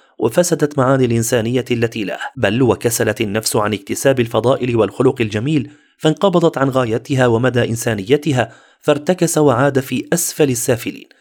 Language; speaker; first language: Arabic; native; Arabic